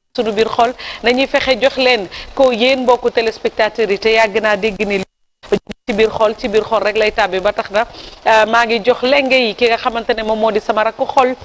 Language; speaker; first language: Wolof; native; Wolof